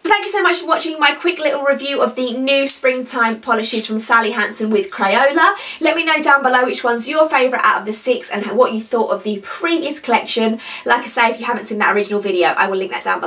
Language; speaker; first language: English; native; English